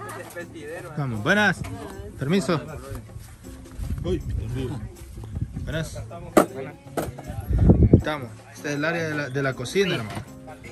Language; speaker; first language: Spanish; native; Spanish